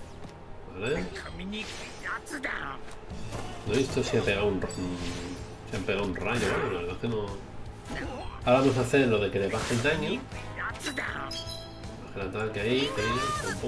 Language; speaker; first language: Spanish; native; Spanish